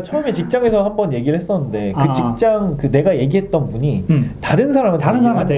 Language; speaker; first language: Korean; native; Korean